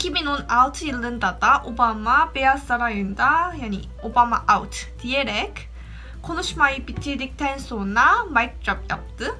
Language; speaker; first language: Turkish; non-native, fluent; Korean